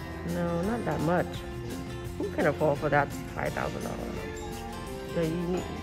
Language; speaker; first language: English; non-native, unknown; Vietnamese